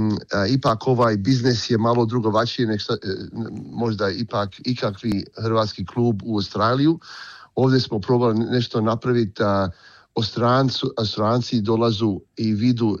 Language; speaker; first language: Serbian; early bilingual, heritage; Croatian